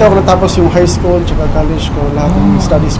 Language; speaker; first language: Filipino; early bilingual, other home language; Hindi